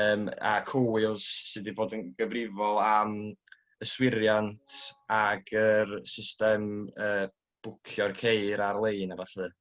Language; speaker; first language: Welsh; native; Welsh